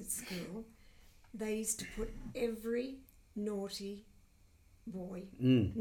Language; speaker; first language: English; native; English